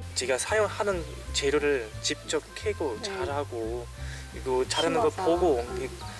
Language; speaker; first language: Korean; non-native, fluent; German